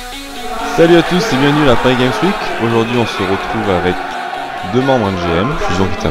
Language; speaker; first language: French; native; French